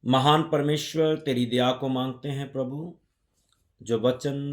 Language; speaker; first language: Hindi; non-native, local second language; Punjabi